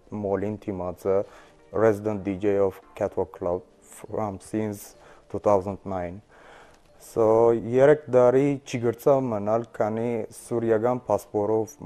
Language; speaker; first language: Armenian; early bilingual, heritage; Armenian